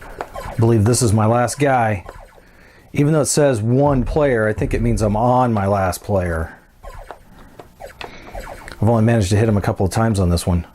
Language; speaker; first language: English; native; English